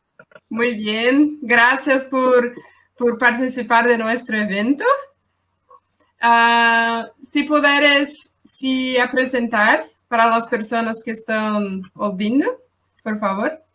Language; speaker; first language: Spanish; non-native, learner; Portuguese